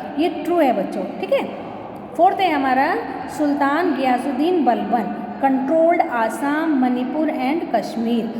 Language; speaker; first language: Hindi; native; Hindi